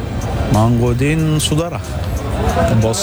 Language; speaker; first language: Indonesian; non-native, learner; Arabic